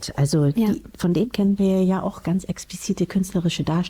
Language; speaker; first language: German; native; German